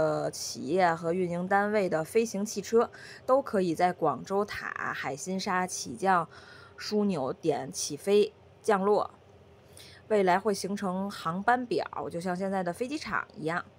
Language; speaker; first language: Chinese; native; Chinese